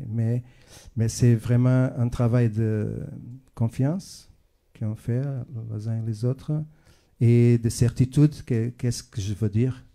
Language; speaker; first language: French; non-native, fluent; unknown